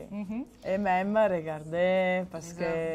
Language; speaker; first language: French; non-native, fluent; Italian